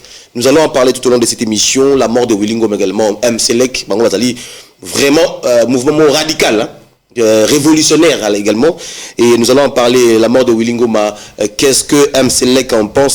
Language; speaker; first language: French; non-native, local second language; Lingala